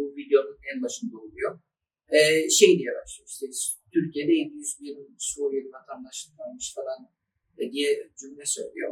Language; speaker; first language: Turkish; early bilingual, other home language; Arabic